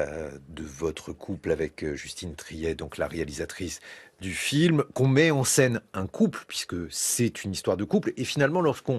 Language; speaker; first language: French; native; French